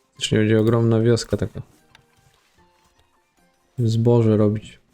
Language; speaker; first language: Polish; native; Polish